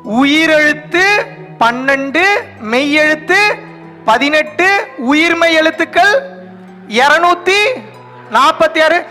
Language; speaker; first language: Tamil; non-native, local second language; Telugu